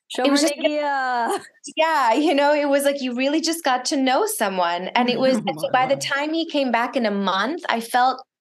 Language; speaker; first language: English; early bilingual, other home language; Russian